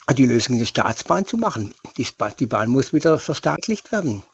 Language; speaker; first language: German; native; German